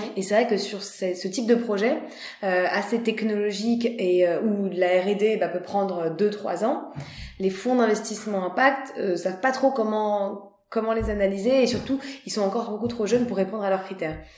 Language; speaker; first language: French; native; French